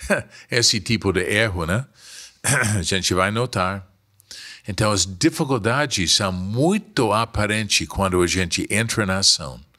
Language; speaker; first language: Portuguese; non-native, fluent; English